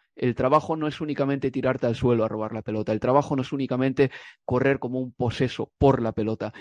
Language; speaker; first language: Spanish; native; Spanish